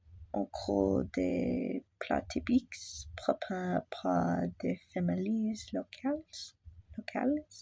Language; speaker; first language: French; non-native, learner; English